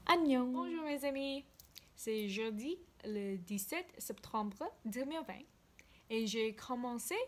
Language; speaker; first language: French; non-native, learner; English